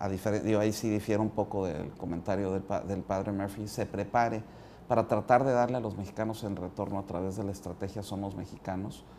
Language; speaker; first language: Spanish; native; Spanish